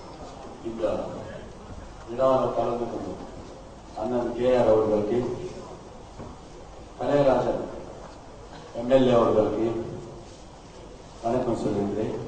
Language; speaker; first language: Tamil; non-native, local second language; Telugu